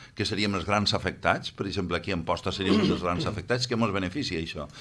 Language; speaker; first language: Catalan; native; Catalan